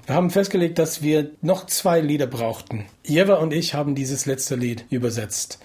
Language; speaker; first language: German; non-native, fluent; English